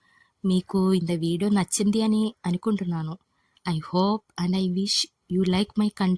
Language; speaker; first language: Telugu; non-native, learner; Malayalam